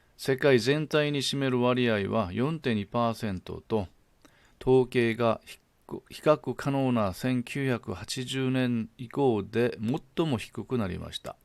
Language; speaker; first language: Japanese; non-native, fluent; Korean